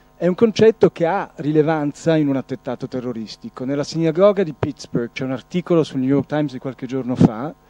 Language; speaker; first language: Italian; non-native, fluent; Arabic